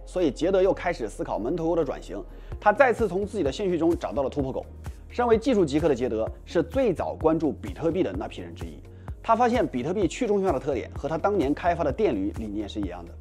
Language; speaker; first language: Chinese; native; Chinese